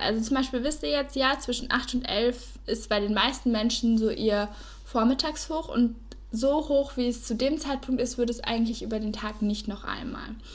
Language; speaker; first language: German; native; German